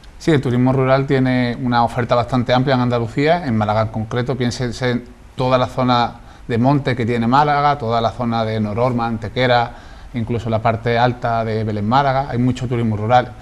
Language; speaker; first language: Spanish; native; Spanish